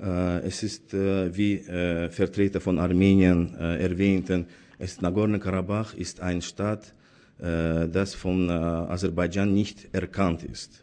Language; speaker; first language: German; non-native, fluent; Azerbaijani